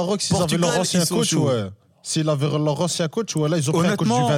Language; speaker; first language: French; native; French